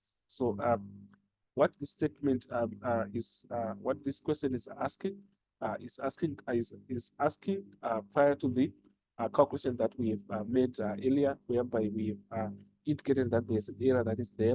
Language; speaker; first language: English; non-native, local second language; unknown